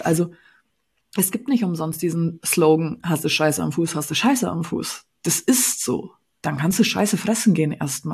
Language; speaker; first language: German; native; German